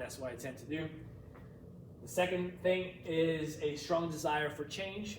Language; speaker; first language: English; native; English